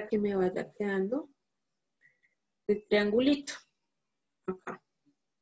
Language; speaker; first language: Spanish; native; Spanish